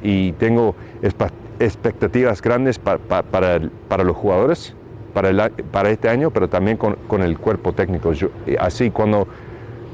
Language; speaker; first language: Spanish; early bilingual, heritage; Spanish